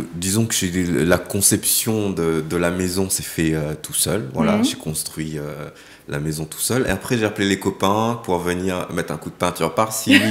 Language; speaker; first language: French; native; French